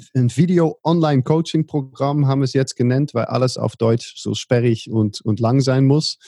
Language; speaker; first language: German; non-native, fluent; Dutch